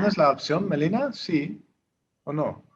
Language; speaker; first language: Spanish; non-native, learner; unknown